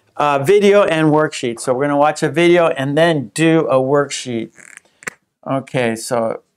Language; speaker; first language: English; native; English